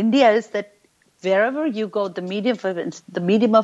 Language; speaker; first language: English; non-native, local second language; Urdu